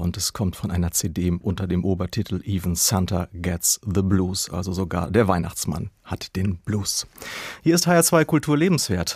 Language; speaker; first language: German; native; German